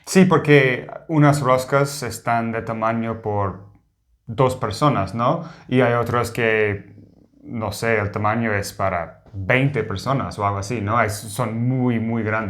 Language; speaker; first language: Spanish; non-native, fluent; English